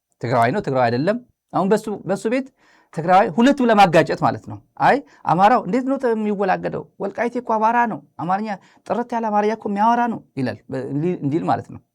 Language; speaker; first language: Amharic; native; Amharic